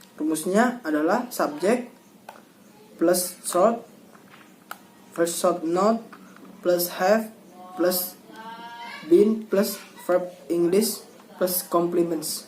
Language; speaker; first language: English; non-native, learner; Indonesian